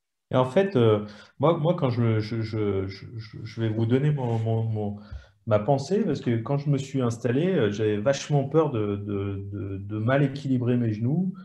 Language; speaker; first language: French; native; French